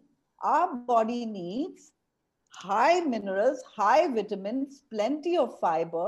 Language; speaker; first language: English; non-native, local second language; Hindi